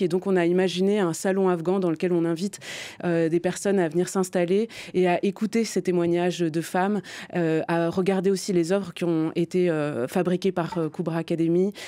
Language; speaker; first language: French; native; French